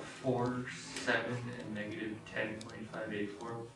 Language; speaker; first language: English; native; English